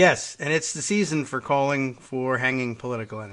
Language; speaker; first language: English; native; English